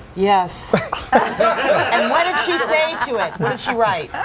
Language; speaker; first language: English; native; English